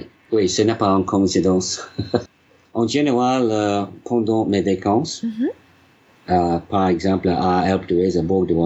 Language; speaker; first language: French; non-native, learner; English